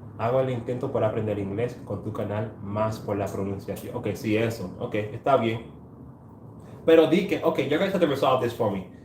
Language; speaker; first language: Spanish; non-native, fluent; English